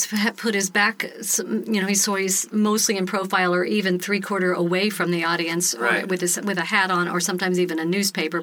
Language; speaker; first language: English; native; English